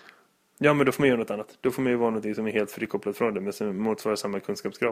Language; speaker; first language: Swedish; native; Swedish